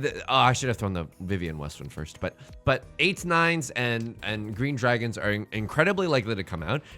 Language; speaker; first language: English; native; English